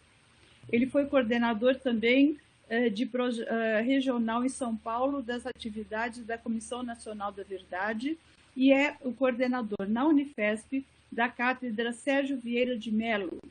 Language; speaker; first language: Portuguese; native; Portuguese